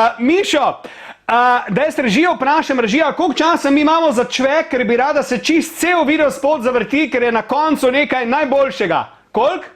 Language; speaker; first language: Slovenian; native; Slovenian